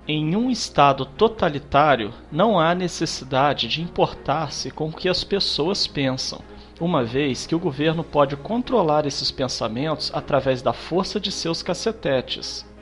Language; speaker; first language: Portuguese; native; Portuguese